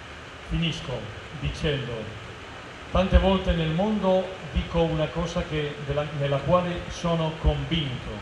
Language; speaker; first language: Italian; non-native, fluent; Spanish